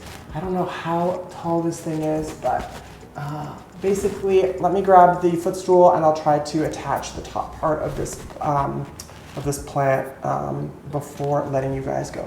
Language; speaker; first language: English; native; English